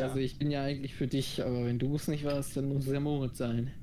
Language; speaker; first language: German; native; German